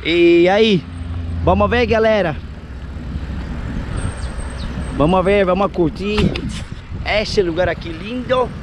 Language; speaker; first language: Portuguese; non-native, fluent; Spanish